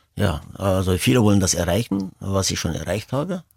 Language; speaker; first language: German; early bilingual, other home language; Turkish